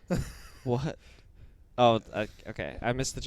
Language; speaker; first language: English; native; English